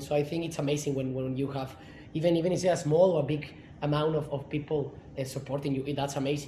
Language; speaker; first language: English; non-native, fluent; Spanish